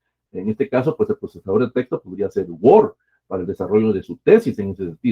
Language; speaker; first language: Spanish; native; Spanish